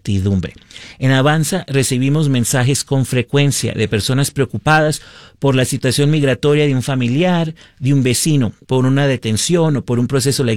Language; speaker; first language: Spanish; early bilingual, heritage; Spanish